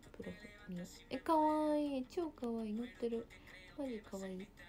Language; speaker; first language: Japanese; native; Japanese